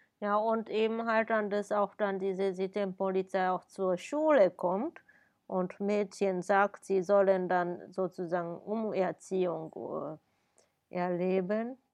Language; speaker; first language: German; native; German